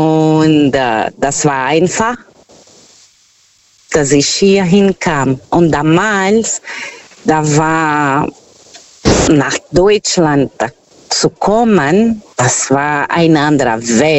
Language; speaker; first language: German; non-native, fluent; Portuguese